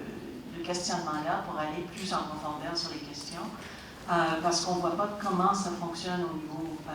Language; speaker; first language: French; native; French